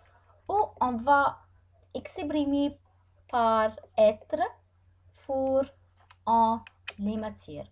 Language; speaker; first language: French; non-native, fluent; Arabic